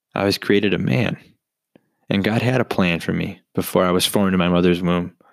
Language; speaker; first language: English; native; English